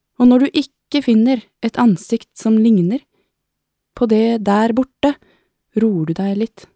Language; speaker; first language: Norwegian; native; Norwegian